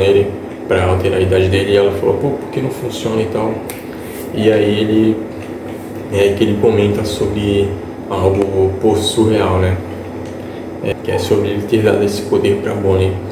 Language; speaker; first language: Portuguese; native; Portuguese